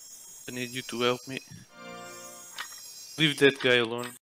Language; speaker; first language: English; non-native, learner; Turkish